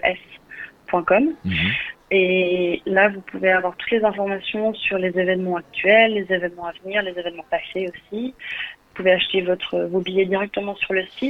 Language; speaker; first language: French; native; French